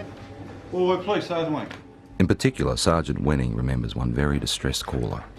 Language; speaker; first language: English; native; English